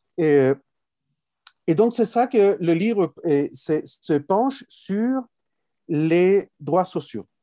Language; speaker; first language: French; non-native, fluent; Spanish